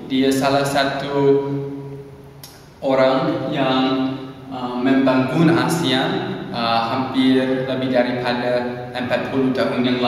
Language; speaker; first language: Indonesian; non-native, learner; English